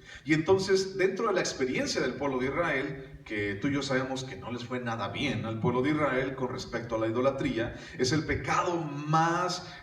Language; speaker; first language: Spanish; native; Spanish